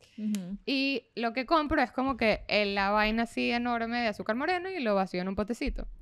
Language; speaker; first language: Spanish; native; Spanish